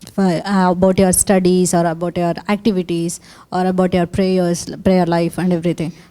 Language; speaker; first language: English; non-native, local second language; Kannada